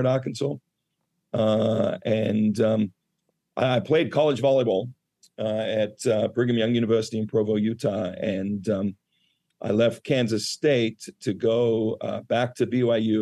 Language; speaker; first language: English; native; English